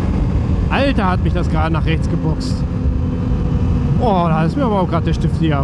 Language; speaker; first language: German; native; German